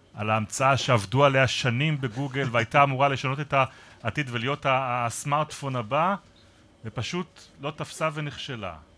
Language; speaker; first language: Hebrew; native; Hebrew